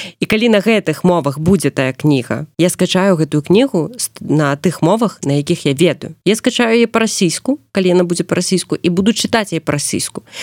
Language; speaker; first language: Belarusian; non-native, local second language; Russian